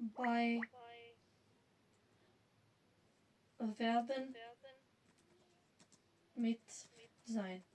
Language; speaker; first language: German; non-native, fluent; Macedonian